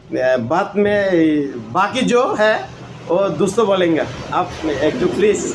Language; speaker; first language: Hindi; non-native, learner; Bangla